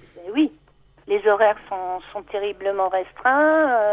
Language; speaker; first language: French; native; French